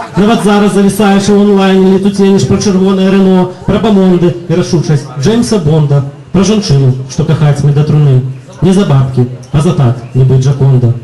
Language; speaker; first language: Belarusian; native; Belarusian